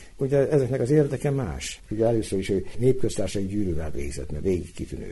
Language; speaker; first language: Hungarian; native; Hungarian